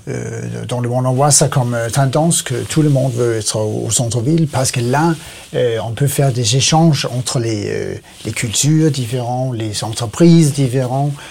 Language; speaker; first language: French; non-native, learner; Danish